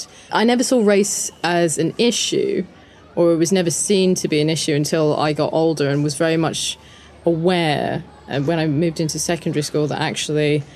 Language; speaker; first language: English; native; English